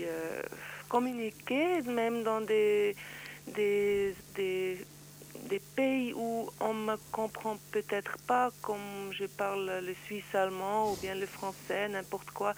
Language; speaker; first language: French; non-native, learner; Swiss German